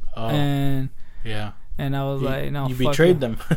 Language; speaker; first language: English; early bilingual, other home language; Spanish